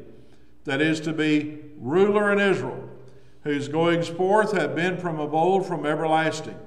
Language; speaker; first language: English; native; English